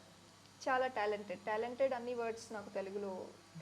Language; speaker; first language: Telugu; non-native, learner; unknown